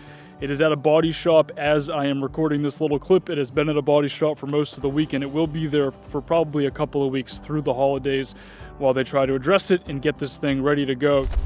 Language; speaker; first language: English; native; English